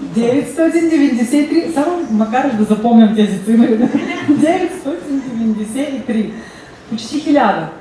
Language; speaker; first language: Bulgarian; early bilingual, heritage; Bulgarian